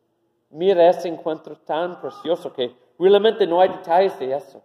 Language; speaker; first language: Spanish; non-native, fluent; English